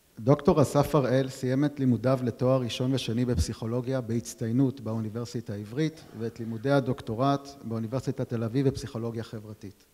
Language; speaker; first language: Hebrew; native; Hebrew